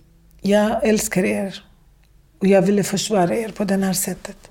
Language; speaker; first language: Swedish; non-native, fluent; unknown